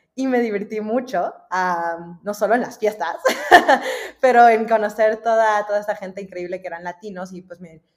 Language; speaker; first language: Spanish; early bilingual, heritage; Spanish